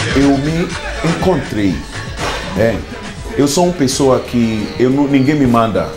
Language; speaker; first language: Portuguese; non-native, learner; Akan